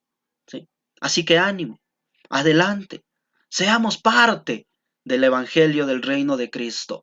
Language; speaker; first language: Spanish; native; Spanish